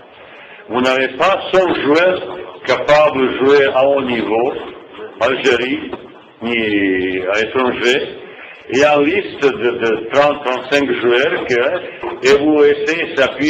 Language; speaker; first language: French; non-native, fluent; Bosnian